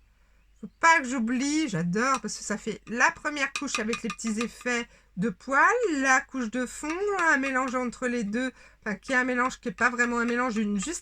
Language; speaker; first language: French; native; French